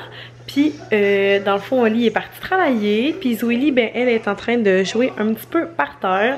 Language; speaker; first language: French; native; French